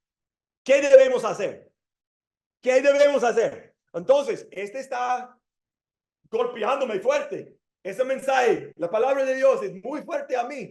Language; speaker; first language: Spanish; non-native, fluent; English